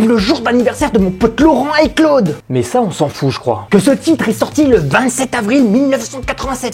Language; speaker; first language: French; native; French